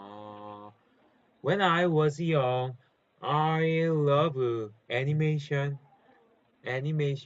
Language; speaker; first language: English; non-native, learner; Korean